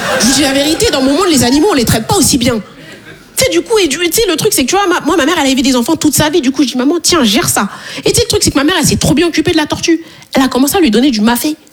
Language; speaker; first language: French; native; French